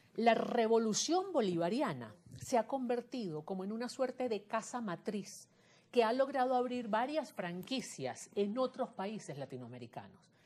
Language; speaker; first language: Spanish; native; Spanish